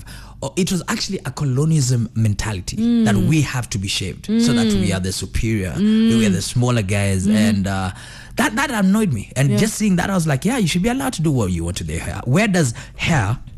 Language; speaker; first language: English; non-native, local second language; Swahili